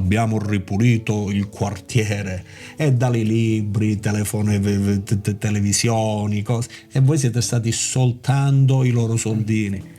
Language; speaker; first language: Italian; native; Italian